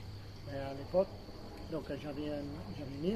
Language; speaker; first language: French; non-native, fluent; English